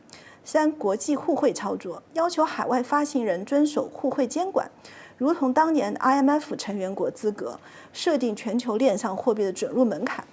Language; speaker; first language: Chinese; native; Chinese